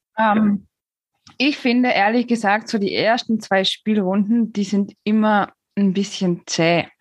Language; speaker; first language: German; native; German